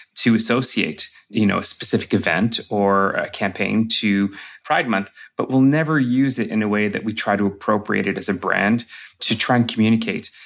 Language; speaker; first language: English; native; English